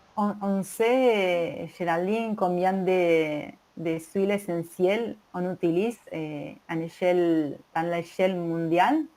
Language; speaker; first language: French; non-native, learner; Spanish